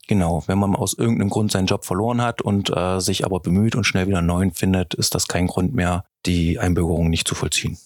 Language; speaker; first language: German; native; German